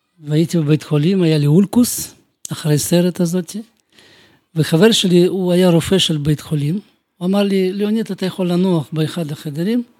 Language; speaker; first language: Hebrew; non-native, fluent; Russian